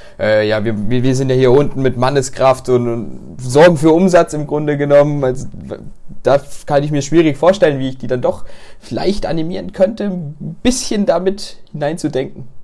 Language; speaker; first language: German; native; German